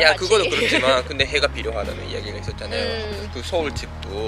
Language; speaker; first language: Korean; non-native, fluent; Japanese